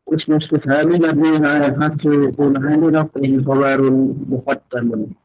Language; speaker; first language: Arabic; non-native, learner; Indonesian